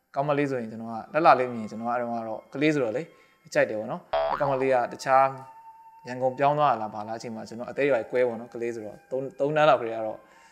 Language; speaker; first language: Burmese; non-native, local second language; Shan